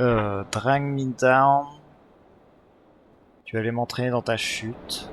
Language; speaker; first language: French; native; French